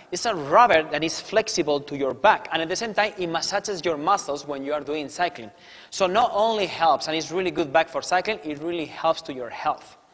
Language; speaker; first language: English; non-native, fluent; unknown